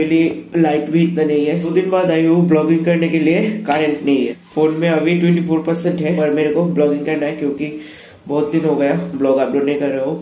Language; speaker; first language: Hindi; non-native, local second language; Bangla